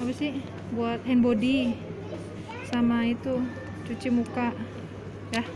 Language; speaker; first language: Indonesian; native; Indonesian